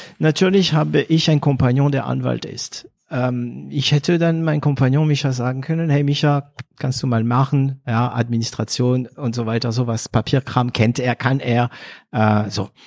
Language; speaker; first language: German; non-native, fluent; French